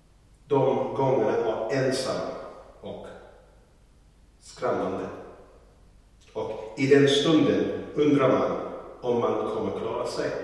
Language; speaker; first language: Swedish; non-native, learner; English